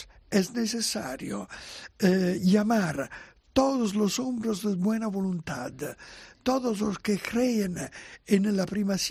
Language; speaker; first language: Spanish; non-native, fluent; Italian